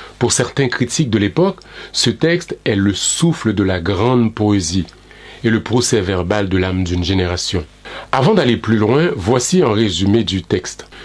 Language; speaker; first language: French; non-native, local second language; Haitian Creole